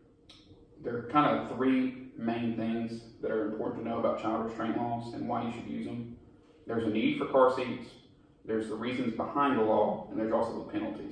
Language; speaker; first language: English; native; English